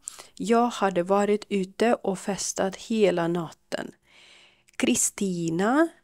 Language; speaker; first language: Swedish; non-native, fluent; Ukrainian